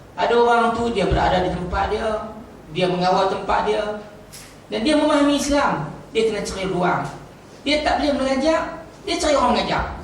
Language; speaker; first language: Malay; native; Malay